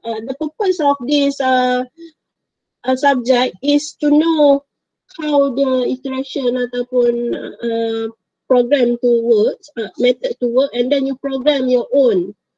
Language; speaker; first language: English; non-native, local second language; Malay